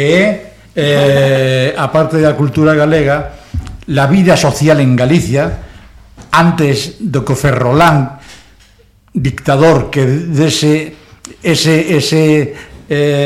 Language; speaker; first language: Galician; non-native, local second language; Spanish